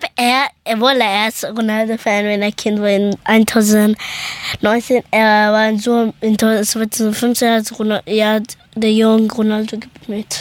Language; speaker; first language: German; early bilingual, other home language; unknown